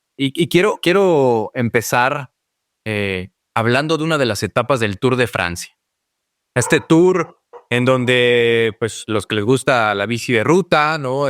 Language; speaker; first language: Spanish; native; Spanish